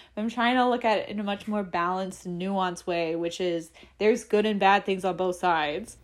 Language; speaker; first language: English; native; English